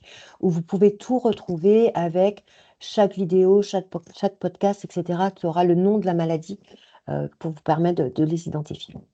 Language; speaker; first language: French; native; French